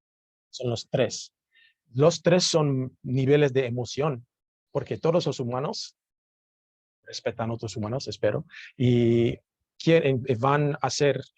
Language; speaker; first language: Spanish; non-native, learner; English